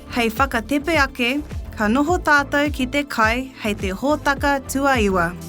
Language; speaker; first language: Māori; non-native, local second language; English